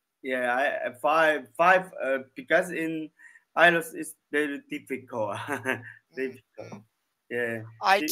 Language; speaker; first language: English; non-native, learner; Chinese